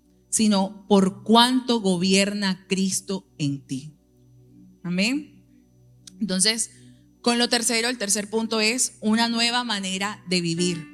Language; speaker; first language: Spanish; native; Spanish